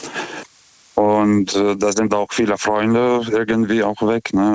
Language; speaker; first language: German; non-native, fluent; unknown